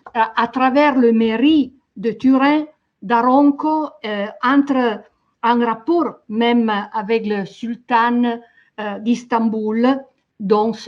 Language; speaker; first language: French; non-native, fluent; Italian